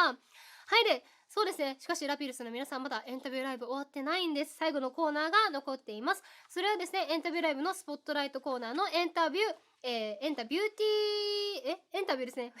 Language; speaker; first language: Japanese; native; Japanese